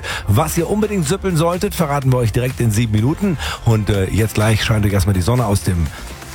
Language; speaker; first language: German; native; German